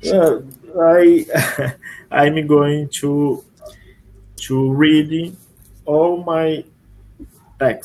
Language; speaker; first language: English; non-native, learner; Portuguese